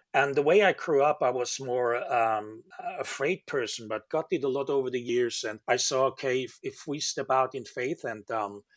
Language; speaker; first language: English; non-native, fluent; German